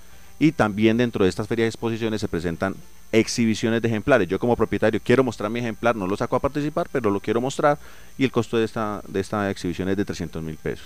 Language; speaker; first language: Spanish; native; Spanish